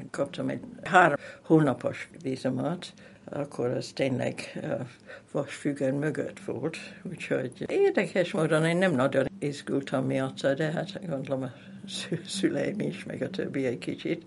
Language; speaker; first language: Hungarian; non-native, fluent; English